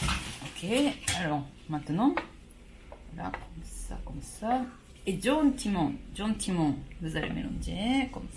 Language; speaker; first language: French; non-native, learner; Japanese